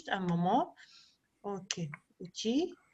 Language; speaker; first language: French; non-native, local second language; Arabic